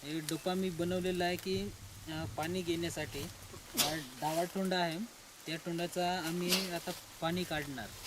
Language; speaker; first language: Marathi; non-native, local second language; Gondi